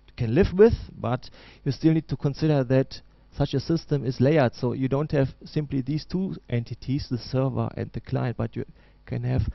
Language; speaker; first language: English; non-native, fluent; German